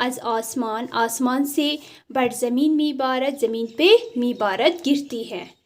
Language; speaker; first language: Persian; non-native, fluent; Urdu